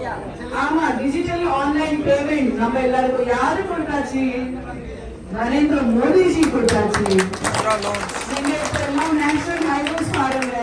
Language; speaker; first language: Tamil; non-native, fluent; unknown